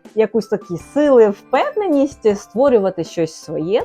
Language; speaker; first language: Ukrainian; non-native, local second language; Russian